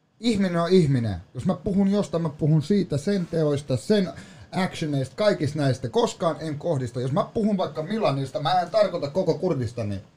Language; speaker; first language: Finnish; native; Finnish